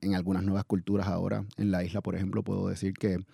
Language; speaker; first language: Spanish; native; Spanish